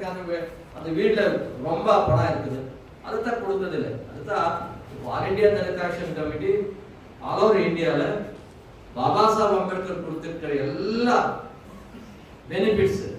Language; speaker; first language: Tamil; non-native, learner; Kannada